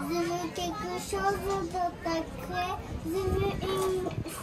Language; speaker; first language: French; early bilingual, other home language; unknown